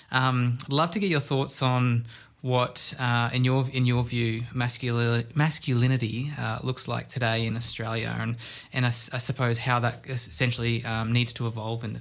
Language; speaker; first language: English; native; English